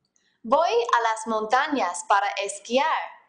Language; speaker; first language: Spanish; non-native, fluent; English